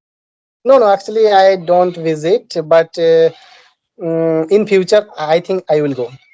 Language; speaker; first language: English; non-native, learner; Bangla